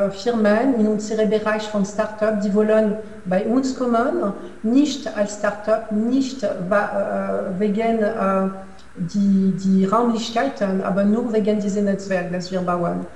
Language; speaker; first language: German; non-native, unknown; French